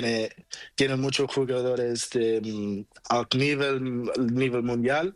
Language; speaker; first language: Spanish; non-native, learner; Portuguese